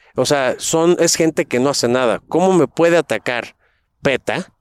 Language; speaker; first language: Spanish; native; Spanish